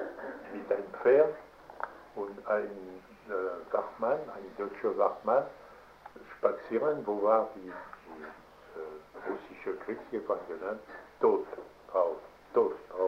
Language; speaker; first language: German; non-native, learner; French